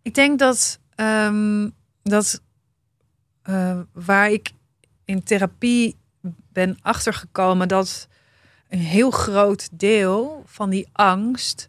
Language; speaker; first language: Dutch; native; Dutch